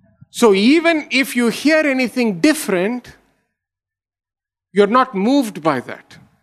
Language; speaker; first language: English; non-native, local second language; Telugu